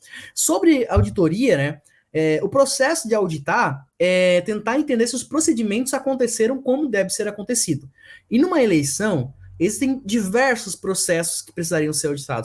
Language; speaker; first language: Portuguese; native; Portuguese